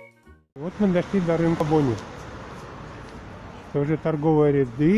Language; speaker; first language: Russian; native; Russian